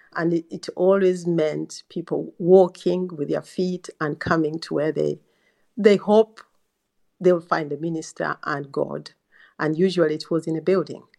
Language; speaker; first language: English; non-native, local second language; Ganda